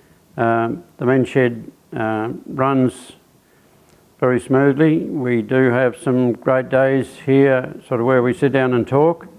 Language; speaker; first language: English; native; English